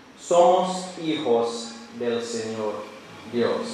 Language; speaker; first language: Spanish; non-native, learner; English